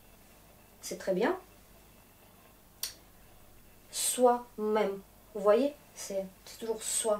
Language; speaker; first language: French; non-native, fluent; Russian